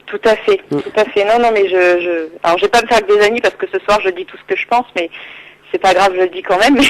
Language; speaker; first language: French; native; French